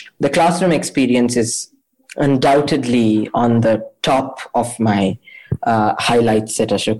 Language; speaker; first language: English; non-native, local second language; Kannada